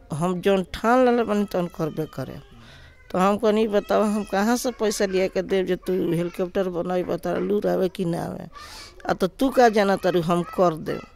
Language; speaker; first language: Hindi; native; Hindi